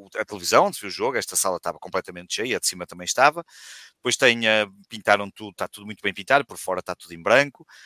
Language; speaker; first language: Portuguese; native; Portuguese